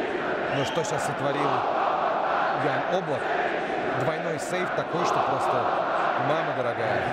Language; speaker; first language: Russian; native; Russian